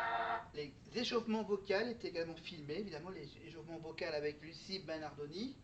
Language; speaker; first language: French; native; French